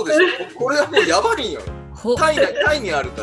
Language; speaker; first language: Japanese; native; Japanese